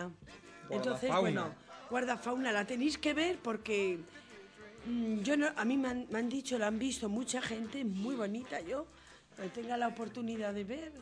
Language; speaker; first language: Spanish; native; Spanish